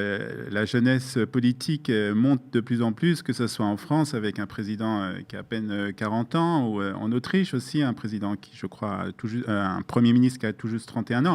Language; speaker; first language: French; native; French